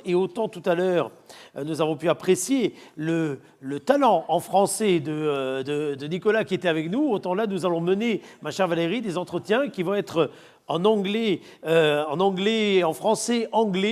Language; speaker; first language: French; native; French